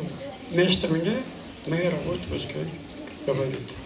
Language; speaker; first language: Russian; non-native, local second language; Armenian